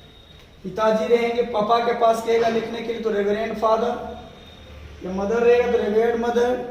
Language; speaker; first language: Hindi; native; Hindi